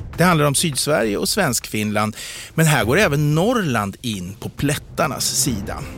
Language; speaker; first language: Swedish; native; Swedish